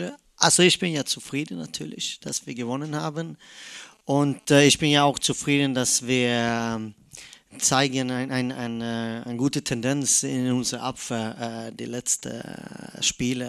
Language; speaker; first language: German; non-native, fluent; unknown